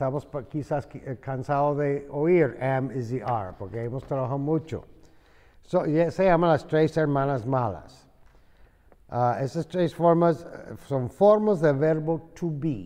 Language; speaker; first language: Spanish; non-native, fluent; English